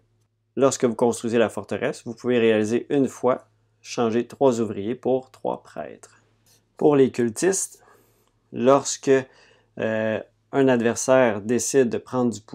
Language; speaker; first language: French; native; French